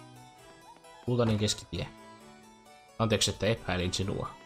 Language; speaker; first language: Finnish; native; Finnish